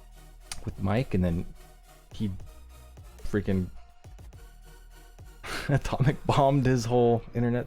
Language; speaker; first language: English; native; English